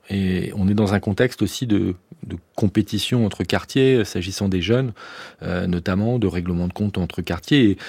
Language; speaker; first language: French; native; French